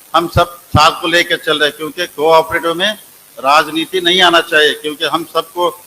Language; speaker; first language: Hindi; non-native, local second language; Kannada